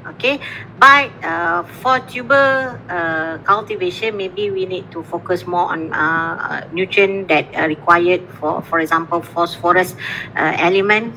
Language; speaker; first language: English; non-native, local second language; Malay